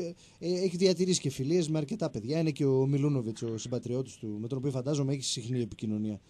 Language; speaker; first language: Greek; native; Greek